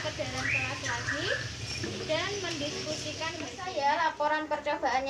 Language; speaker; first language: Indonesian; native; Indonesian